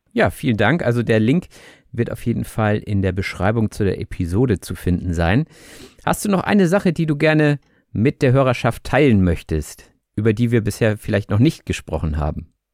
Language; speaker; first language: German; native; German